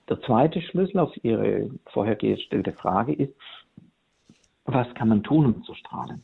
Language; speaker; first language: German; native; German